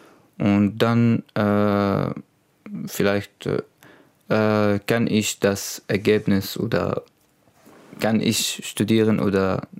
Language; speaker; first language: German; non-native, learner; Arabic